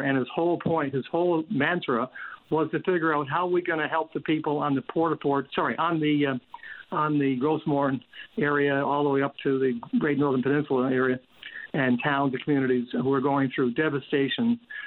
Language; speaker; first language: English; native; English